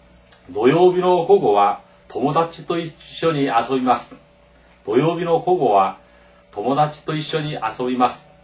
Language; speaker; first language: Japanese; non-native, fluent; Korean